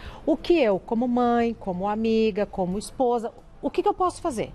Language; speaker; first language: Portuguese; native; Portuguese